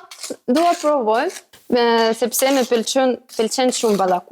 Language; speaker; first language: Albanian; non-native, learner; Ukrainian